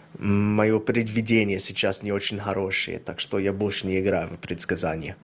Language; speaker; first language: Russian; non-native, fluent; English